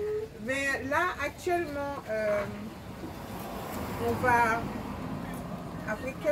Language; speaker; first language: French; native; French